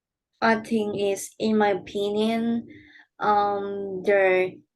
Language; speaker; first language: English; non-native, learner; Vietnamese